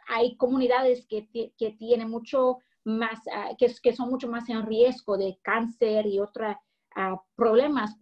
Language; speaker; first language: Spanish; early bilingual, heritage; English